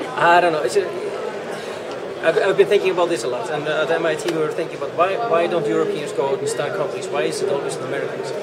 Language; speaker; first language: English; non-native, fluent; Icelandic